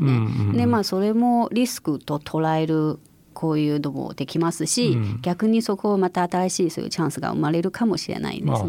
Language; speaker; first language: Japanese; non-native, fluent; Chinese